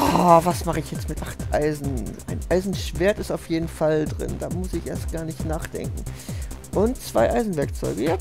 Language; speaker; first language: German; native; German